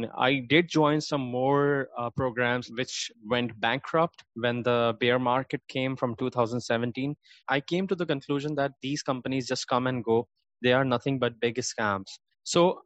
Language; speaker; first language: English; non-native, local second language; Urdu